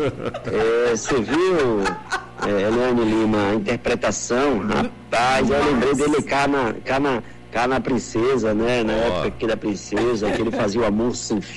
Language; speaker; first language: Portuguese; native; Portuguese